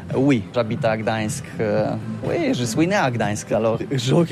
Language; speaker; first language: French; non-native, learner; Polish